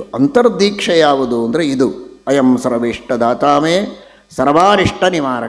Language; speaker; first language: Kannada; native; Kannada